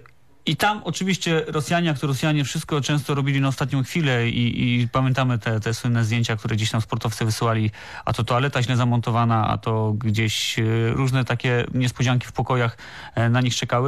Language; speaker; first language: Polish; native; Polish